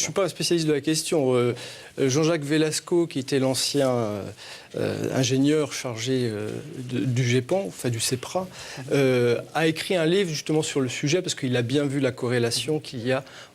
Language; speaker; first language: French; native; French